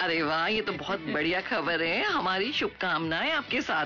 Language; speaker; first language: Hindi; native; Hindi